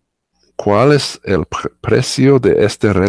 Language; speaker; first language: Spanish; non-native, learner; English